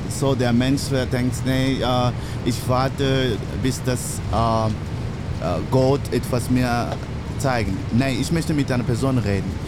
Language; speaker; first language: German; non-native, learner; English